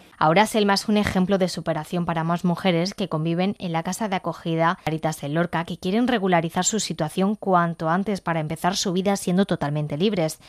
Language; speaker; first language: Spanish; native; Spanish